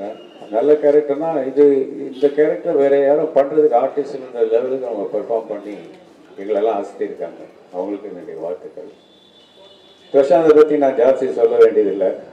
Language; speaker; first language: Tamil; native; Tamil